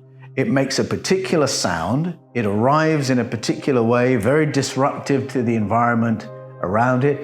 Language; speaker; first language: English; native; English